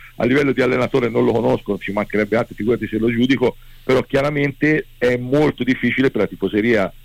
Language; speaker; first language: Italian; native; Italian